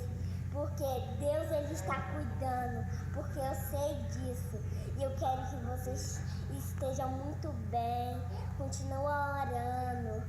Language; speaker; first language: Portuguese; non-native, local second language; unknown